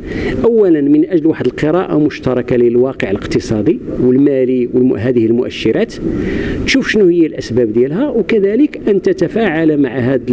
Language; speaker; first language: Arabic; native; Arabic